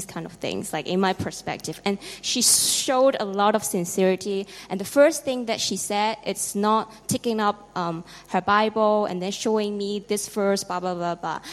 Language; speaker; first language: English; non-native, local second language; Cantonese